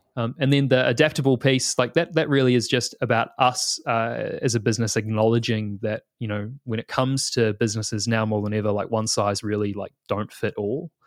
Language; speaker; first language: English; native; English